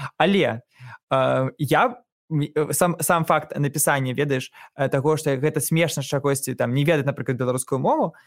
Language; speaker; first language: Belarusian; non-native, local second language; Russian